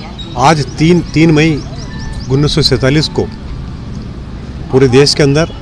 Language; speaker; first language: Hindi; native; Hindi